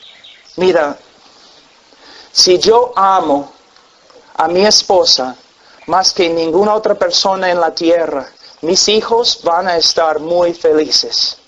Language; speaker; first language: Spanish; non-native, fluent; English